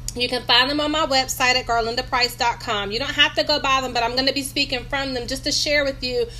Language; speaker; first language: English; native; English